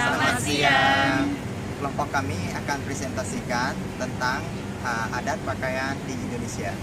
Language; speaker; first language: Indonesian; non-native, learner; Thai